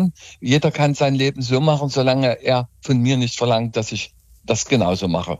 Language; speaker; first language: German; native; German